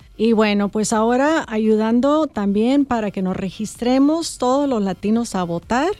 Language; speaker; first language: Spanish; native; Spanish